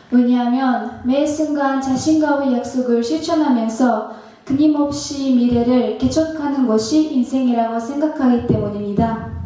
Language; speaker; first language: Korean; non-native, fluent; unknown